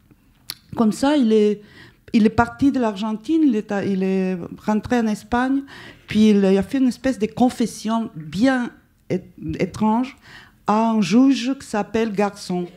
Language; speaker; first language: French; non-native, fluent; Spanish